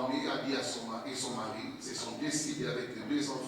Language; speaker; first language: French; non-native, local second language; Lingala